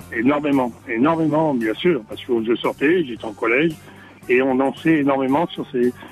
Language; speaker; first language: French; native; French